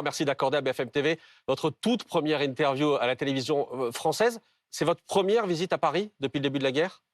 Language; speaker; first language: French; native; French